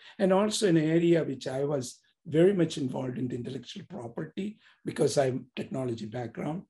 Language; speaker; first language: English; non-native, local second language; Tamil